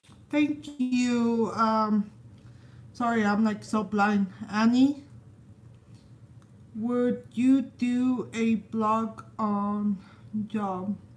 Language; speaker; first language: English; early bilingual, other home language; Spanish